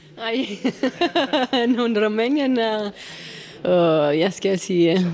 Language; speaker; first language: Danish; non-native, learner; Romanian